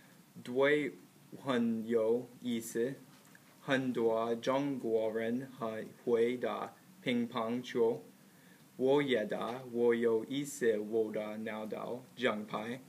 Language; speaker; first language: Chinese; non-native, learner; English